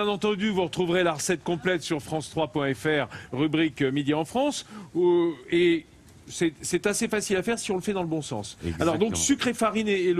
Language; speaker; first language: French; native; French